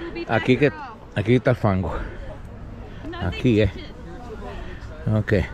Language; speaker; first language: Spanish; native; Spanish